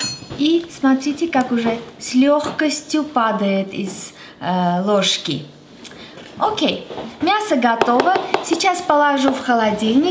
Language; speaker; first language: Russian; non-native, fluent; Armenian